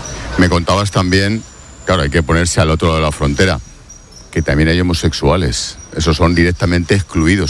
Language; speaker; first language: Spanish; native; Spanish